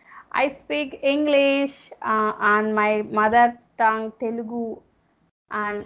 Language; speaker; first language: English; non-native, learner; Telugu